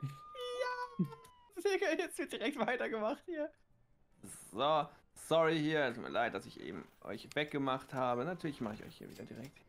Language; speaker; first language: German; native; German